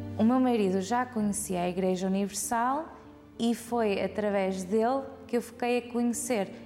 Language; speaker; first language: Portuguese; early bilingual, heritage; Portuguese